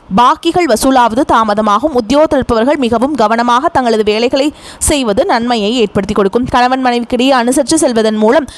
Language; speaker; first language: Tamil; native; Tamil